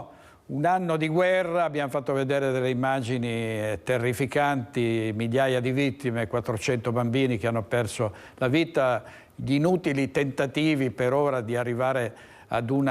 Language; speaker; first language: Italian; native; Italian